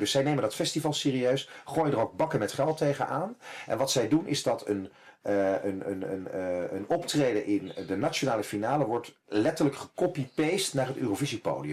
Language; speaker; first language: Dutch; native; Dutch